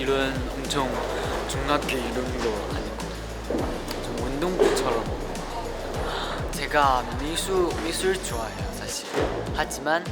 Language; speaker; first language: Korean; non-native, learner; Chinese